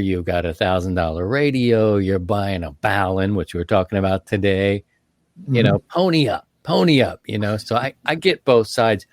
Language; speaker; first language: English; native; English